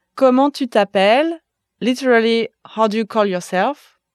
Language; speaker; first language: English; non-native, fluent; French